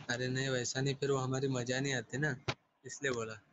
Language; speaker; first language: Hindi; non-native, local second language; Gujarati